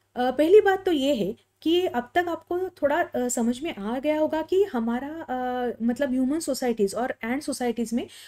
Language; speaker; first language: Hindi; non-native, local second language; Marathi